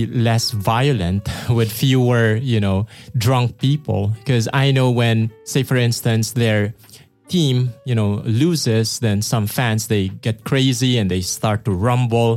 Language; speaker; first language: English; non-native, local second language; Filipino